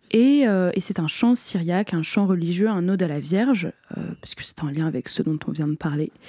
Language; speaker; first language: French; native; French